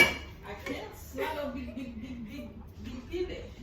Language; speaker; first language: English; non-native, learner; Haitian Creole